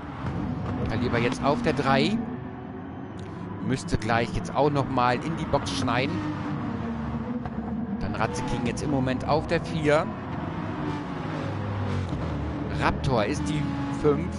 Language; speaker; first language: German; native; German